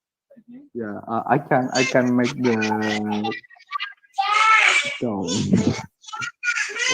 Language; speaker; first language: English; non-native, learner; Indonesian